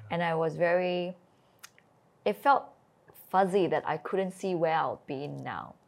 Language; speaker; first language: English; native; English